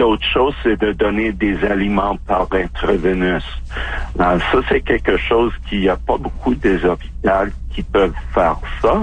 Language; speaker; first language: French; non-native, fluent; English